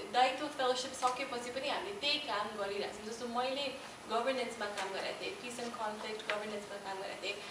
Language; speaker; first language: Nepali; early bilingual, heritage; Nepali